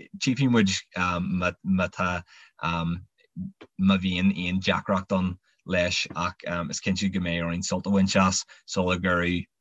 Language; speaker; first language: Irish; non-native, local second language; English